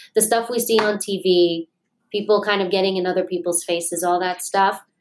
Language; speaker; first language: English; native; English